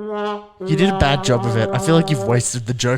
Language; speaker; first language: English; native; English